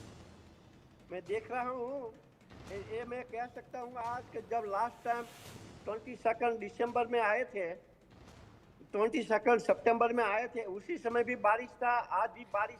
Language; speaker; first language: Hindi; non-native, local second language; Gujarati